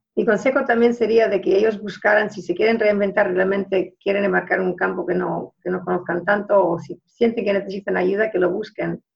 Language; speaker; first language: Spanish; early bilingual, heritage; Spanish